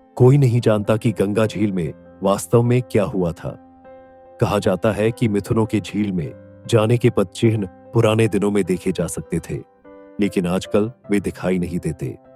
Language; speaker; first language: Hindi; non-native, local second language; Nyishi